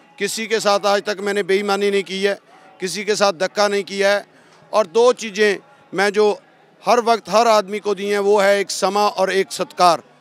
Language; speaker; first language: Hindi; non-native, local second language; Punjabi